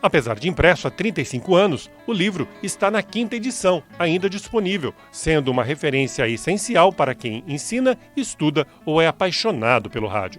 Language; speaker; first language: Portuguese; native; Portuguese